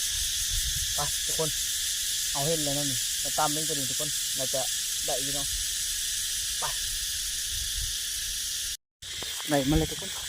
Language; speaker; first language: Thai; non-native, local second language; Northeastern Thai